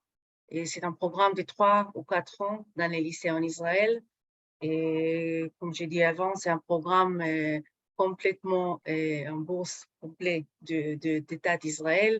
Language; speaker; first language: French; non-native, fluent; Hebrew